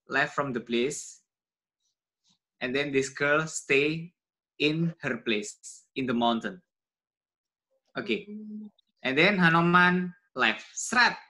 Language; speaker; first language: English; non-native, learner; Indonesian